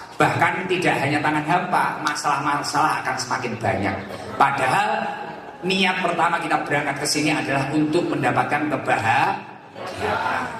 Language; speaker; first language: Indonesian; native; Indonesian